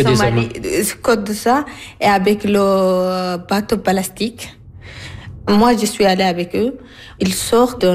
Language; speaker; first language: French; non-native, learner; Arabic